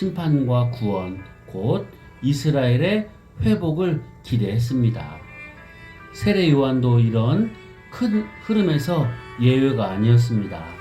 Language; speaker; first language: Korean; native; Korean